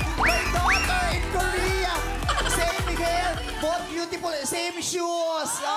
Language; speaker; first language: English; non-native, local second language; Filipino